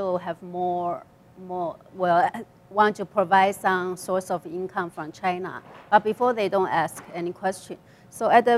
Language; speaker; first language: English; non-native, learner; Chinese